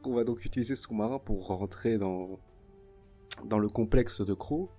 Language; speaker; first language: French; native; French